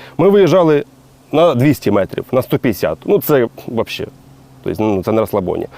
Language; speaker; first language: Ukrainian; non-native, local second language; Russian